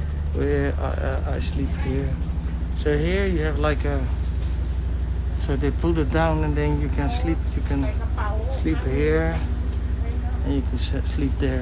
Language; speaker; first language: English; non-native, learner; Dutch